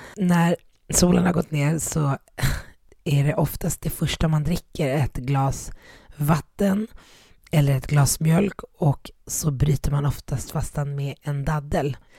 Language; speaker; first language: Swedish; early bilingual, other home language; Arabic